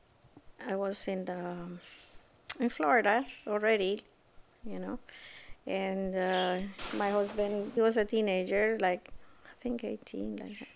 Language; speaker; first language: English; non-native, fluent; Spanish